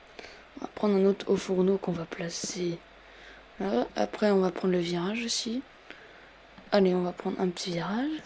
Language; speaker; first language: French; native; French